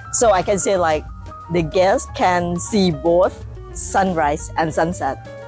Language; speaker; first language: English; non-native, learner; Thai